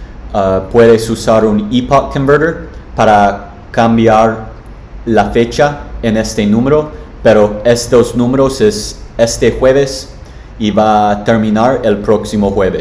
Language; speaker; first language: Spanish; non-native, learner; English